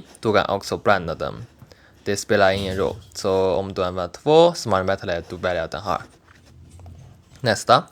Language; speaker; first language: Swedish; non-native, learner; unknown